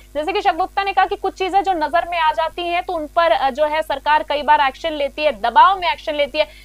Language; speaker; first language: Hindi; native; Hindi